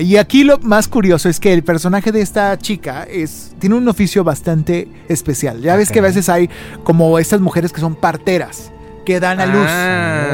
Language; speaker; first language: Spanish; native; Spanish